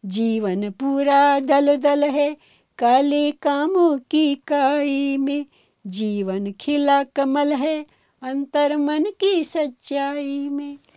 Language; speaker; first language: Hindi; native; Hindi